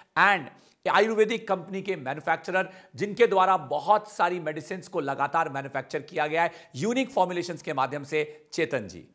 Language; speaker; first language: Hindi; native; Hindi